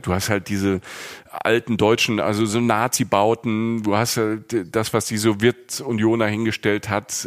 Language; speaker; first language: German; native; German